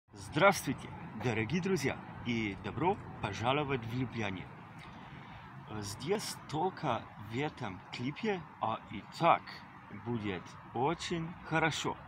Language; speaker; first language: Russian; non-native, learner; Slovenian